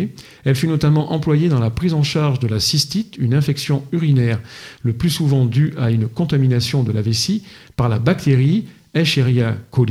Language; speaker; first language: French; native; French